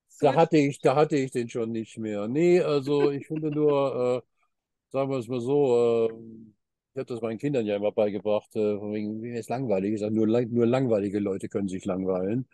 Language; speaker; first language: German; early bilingual, heritage; German